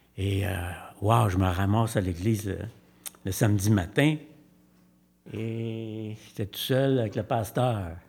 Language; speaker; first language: French; native; French